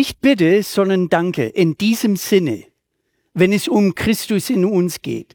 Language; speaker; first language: German; native; German